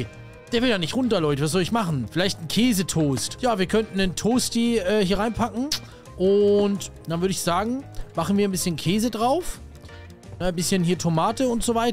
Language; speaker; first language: German; native; German